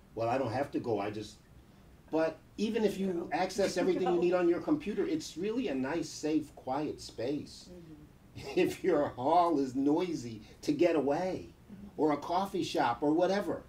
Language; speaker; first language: English; native; English